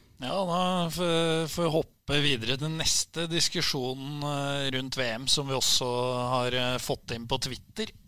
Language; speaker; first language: Norwegian; native; Norwegian